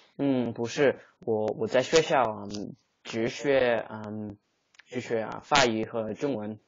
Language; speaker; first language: Chinese; non-native, learner; English